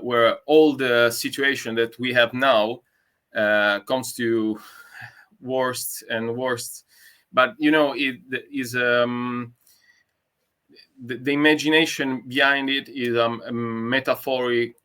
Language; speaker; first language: English; non-native, learner; Italian